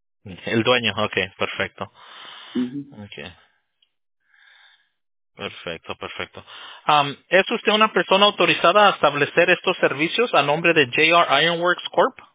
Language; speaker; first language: Spanish; early bilingual, heritage; Spanish